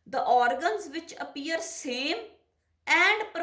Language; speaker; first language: English; non-native, local second language; Punjabi